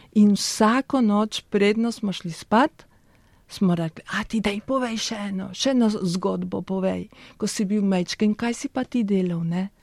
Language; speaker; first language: Slovenian; early bilingual, heritage; Spanish